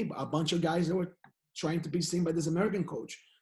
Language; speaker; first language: English; non-native, fluent; Portuguese